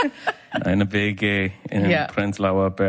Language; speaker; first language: German; non-native, fluent; English